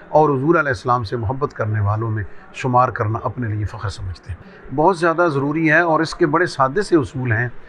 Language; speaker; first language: Urdu; non-native, local second language; Punjabi